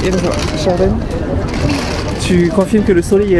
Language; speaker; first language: French; native; French